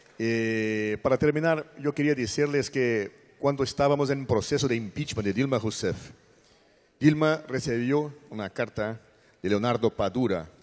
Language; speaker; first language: Spanish; non-native, learner; Portuguese